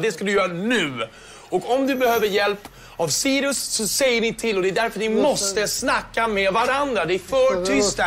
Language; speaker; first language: Swedish; native; Swedish